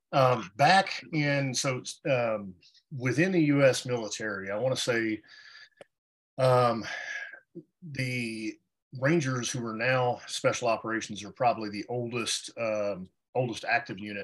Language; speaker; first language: English; native; English